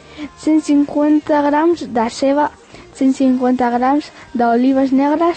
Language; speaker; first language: Catalan; early bilingual, other home language; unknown